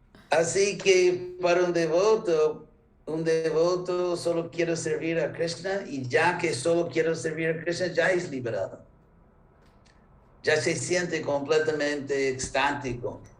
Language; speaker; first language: Spanish; non-native, fluent; English